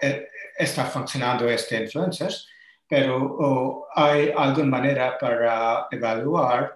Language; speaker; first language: Spanish; non-native, learner; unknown